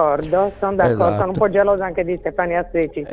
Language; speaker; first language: Italian; native; Italian